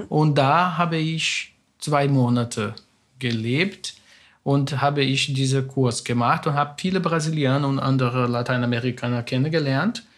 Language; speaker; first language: German; non-native, fluent; Spanish